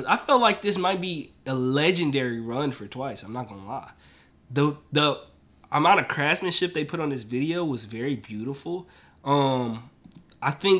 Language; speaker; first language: English; native; English